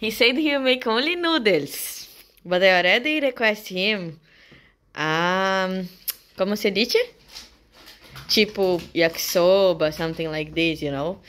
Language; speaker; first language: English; non-native, learner; Portuguese